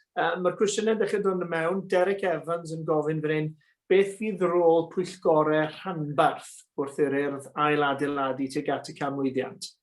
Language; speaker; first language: Welsh; native; Welsh